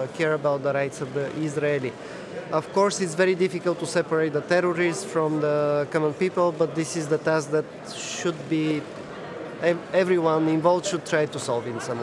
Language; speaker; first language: English; non-native, fluent; Bulgarian